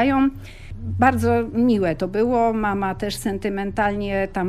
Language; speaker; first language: Polish; native; Polish